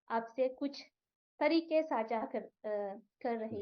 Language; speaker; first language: Hindi; non-native, fluent; Sinhala